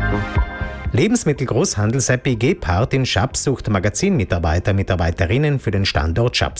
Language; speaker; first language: German; native; German